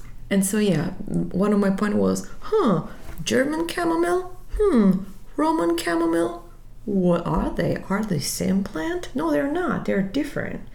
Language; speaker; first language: English; non-native, fluent; Italian